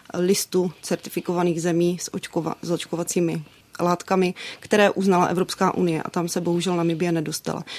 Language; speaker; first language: Czech; native; Czech